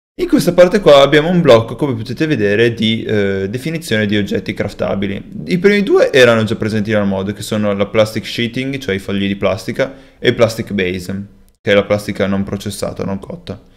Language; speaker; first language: Italian; native; Italian